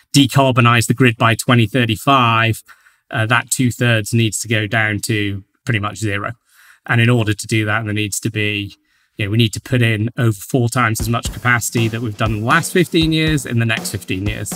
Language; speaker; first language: English; native; English